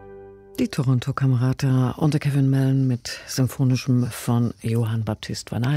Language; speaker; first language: German; native; German